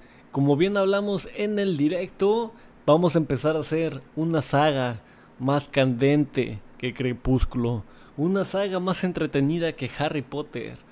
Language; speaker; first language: Spanish; native; Spanish